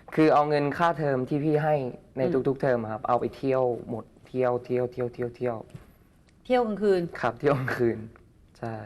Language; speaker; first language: Thai; native; Thai